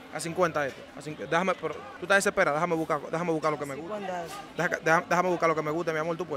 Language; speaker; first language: Spanish; native; Spanish